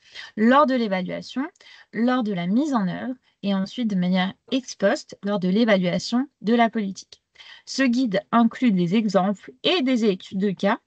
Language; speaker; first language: French; native; French